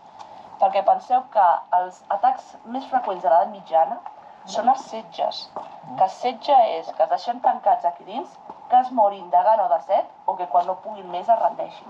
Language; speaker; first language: Catalan; native; Catalan